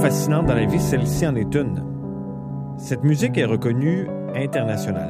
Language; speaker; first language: French; native; French